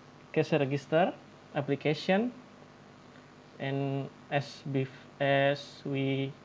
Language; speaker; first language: English; non-native, learner; Indonesian